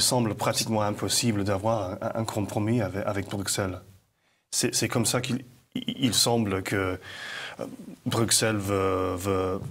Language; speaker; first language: French; non-native, fluent; English